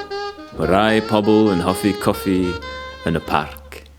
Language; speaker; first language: Welsh; non-native, learner; English